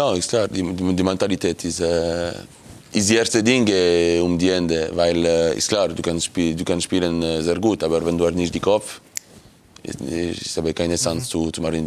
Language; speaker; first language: German; non-native, local second language; French